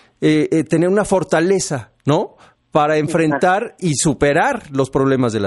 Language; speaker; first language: Spanish; native; Spanish